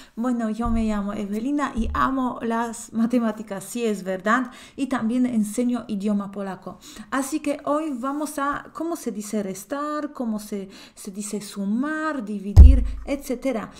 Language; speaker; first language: Spanish; non-native, fluent; Polish